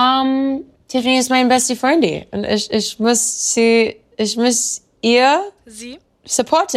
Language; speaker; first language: German; non-native, learner; English